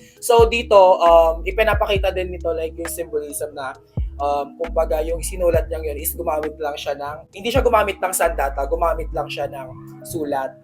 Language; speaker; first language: Filipino; non-native, local second language; Iloko